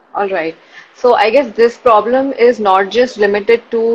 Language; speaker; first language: English; non-native, local second language; Hindi